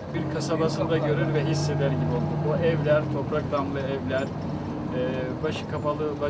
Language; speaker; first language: Turkish; native; Turkish